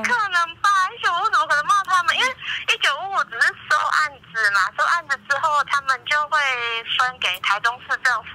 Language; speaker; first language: Chinese; native; Chinese